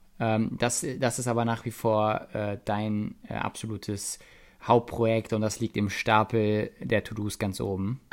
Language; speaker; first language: German; native; German